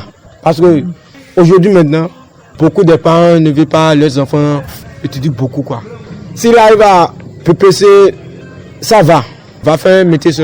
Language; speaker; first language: French; non-native, learner; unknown